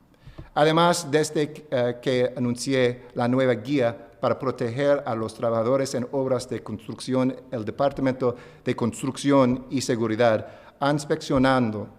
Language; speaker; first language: Spanish; non-native, fluent; English